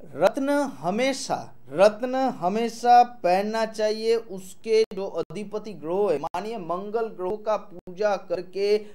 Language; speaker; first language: Hindi; non-native, local second language; Bangla